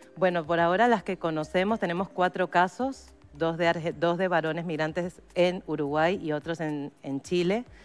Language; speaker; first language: Spanish; native; Spanish